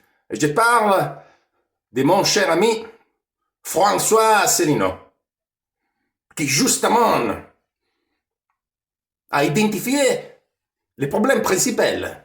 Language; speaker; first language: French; non-native, fluent; Italian